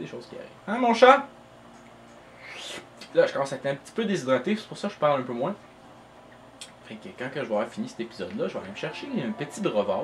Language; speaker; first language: French; native; French